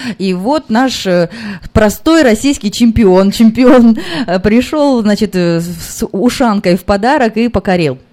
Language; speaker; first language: Russian; native; Russian